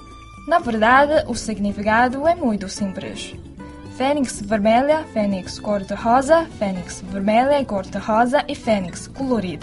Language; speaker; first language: Portuguese; non-native, fluent; Chinese